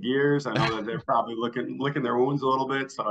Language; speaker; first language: English; native; English